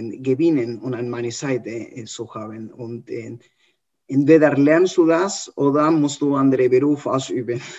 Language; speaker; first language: German; non-native, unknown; Spanish